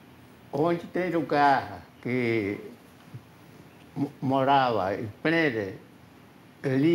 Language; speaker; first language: Portuguese; non-native, local second language; Kayapó